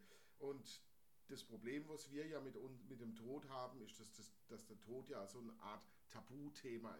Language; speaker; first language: German; native; German